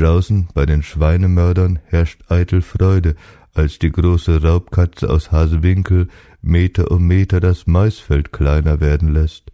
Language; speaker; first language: German; native; German